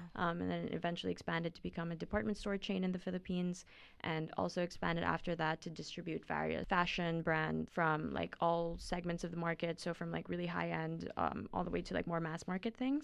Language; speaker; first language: English; non-native, local second language; Filipino